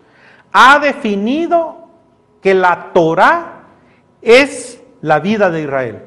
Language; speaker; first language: Spanish; native; Spanish